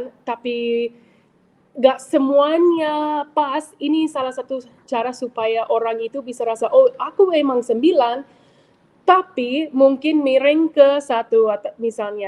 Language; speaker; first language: Indonesian; non-native, fluent; English